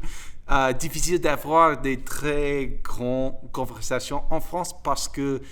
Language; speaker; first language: French; non-native, fluent; English